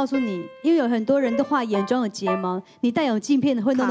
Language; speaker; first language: Chinese; native; Chinese